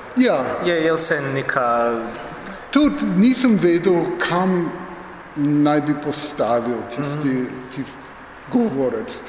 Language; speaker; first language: Slovenian; non-native, fluent; English